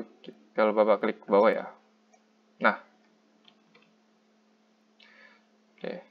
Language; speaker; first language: Indonesian; native; Indonesian